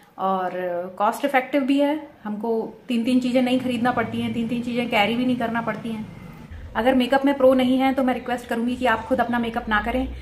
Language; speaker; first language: Hindi; native; Hindi